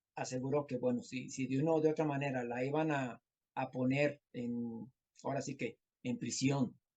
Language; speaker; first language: Spanish; native; Spanish